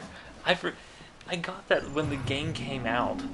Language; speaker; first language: English; native; English